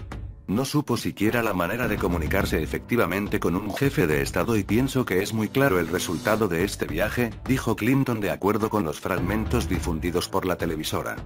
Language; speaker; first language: Spanish; native; Spanish